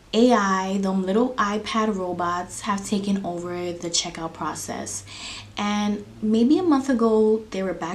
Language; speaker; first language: English; native; English